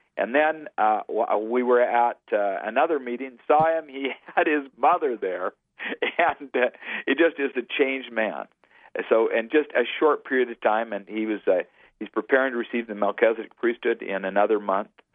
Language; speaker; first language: English; native; English